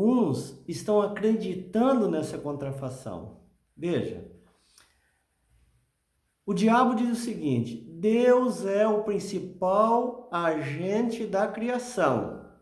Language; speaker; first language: Portuguese; native; Portuguese